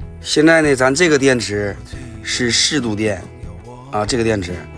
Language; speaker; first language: Chinese; native; Chinese